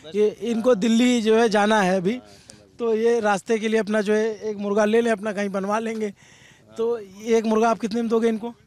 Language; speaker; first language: Hindi; native; Hindi